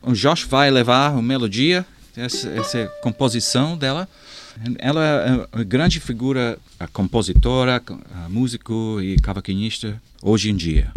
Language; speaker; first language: Portuguese; non-native, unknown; English